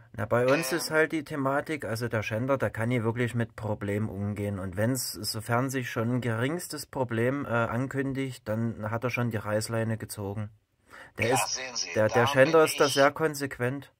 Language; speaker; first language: German; native; German